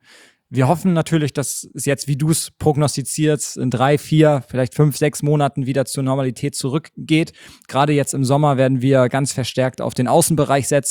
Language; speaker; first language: German; native; German